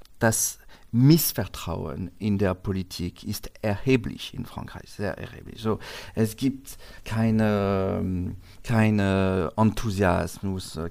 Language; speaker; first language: German; non-native, learner; French